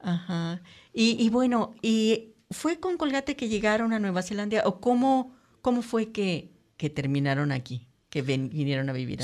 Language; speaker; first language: Spanish; native; Spanish